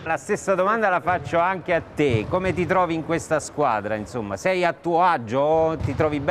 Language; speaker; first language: Italian; native; Italian